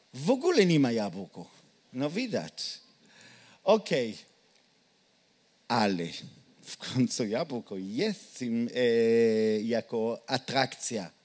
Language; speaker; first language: Polish; non-native, learner; Hebrew